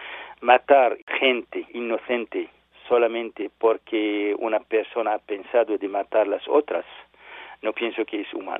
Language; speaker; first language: Spanish; non-native, learner; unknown